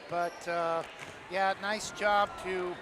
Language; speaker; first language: English; native; English